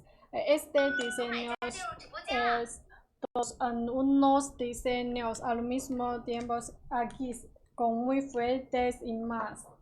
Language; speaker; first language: Spanish; non-native, learner; Chinese